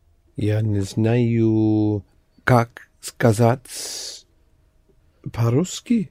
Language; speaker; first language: Russian; non-native, learner; English